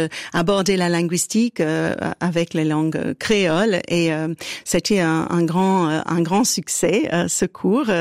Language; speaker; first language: French; non-native, fluent; English